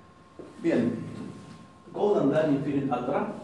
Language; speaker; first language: Icelandic; non-native, learner; Spanish